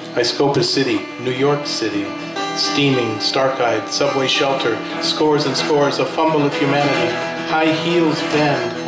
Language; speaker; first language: English; native; English